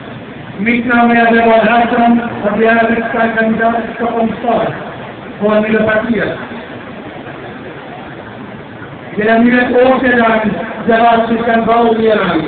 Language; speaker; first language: Swedish; non-native, fluent; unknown